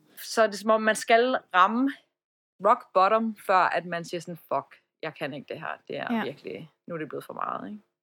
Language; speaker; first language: Danish; early bilingual, other home language; Persian